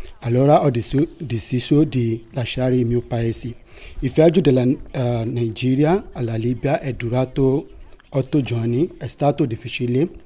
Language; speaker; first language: Italian; non-native, learner; Yoruba